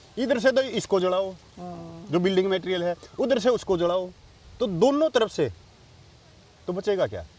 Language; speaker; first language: Hindi; native; Hindi